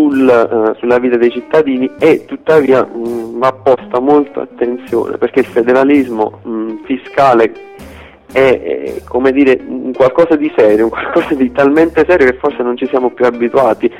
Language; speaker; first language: Italian; native; Italian